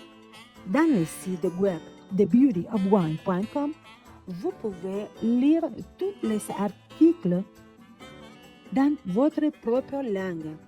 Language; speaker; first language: French; non-native, fluent; Spanish